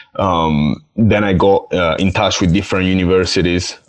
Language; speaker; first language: English; non-native, fluent; Italian